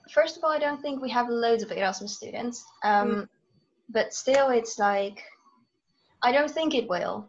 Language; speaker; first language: English; non-native, fluent; Dutch